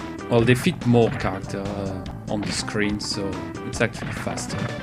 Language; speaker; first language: English; non-native, fluent; French